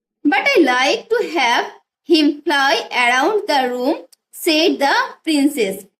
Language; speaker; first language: English; non-native, local second language; Bangla